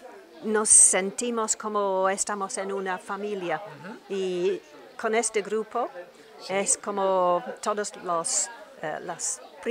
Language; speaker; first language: Spanish; non-native, learner; English